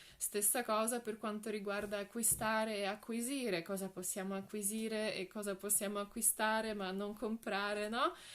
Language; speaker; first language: Italian; non-native, fluent; Polish